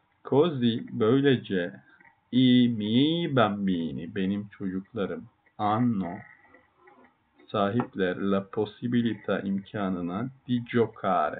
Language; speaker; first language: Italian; non-native, learner; Turkish